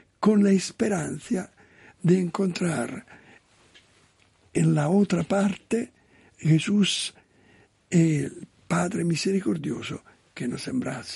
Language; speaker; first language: Spanish; non-native, learner; Italian